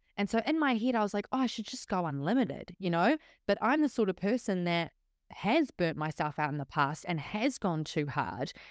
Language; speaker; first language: English; native; English